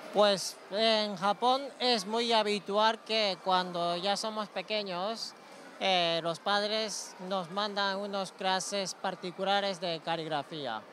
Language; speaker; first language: Spanish; non-native, fluent; Japanese